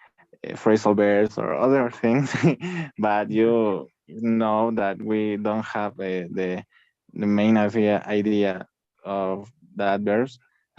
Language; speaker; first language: English; non-native, learner; Spanish